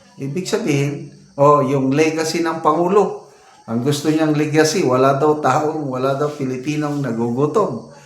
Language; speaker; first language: Filipino; non-native, local second language; Cebuano